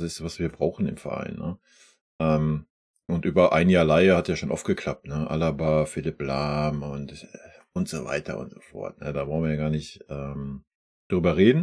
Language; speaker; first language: German; native; German